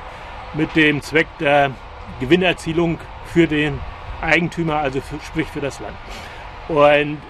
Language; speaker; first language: German; native; German